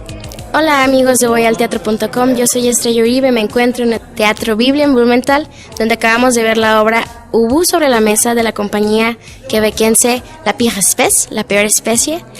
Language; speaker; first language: Spanish; native; Spanish